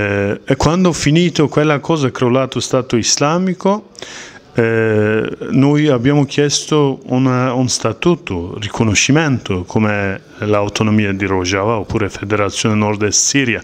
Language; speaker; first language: Italian; non-native, learner; Kurdish